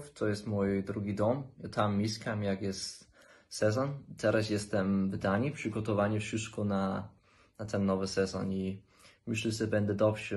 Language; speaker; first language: Polish; non-native, learner; Danish